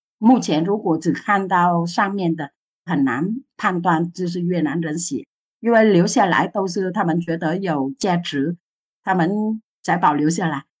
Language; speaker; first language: Chinese; non-native, fluent; Vietnamese